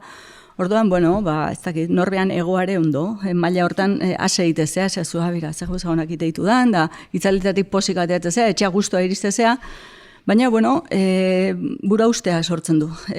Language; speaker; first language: Basque; native; Basque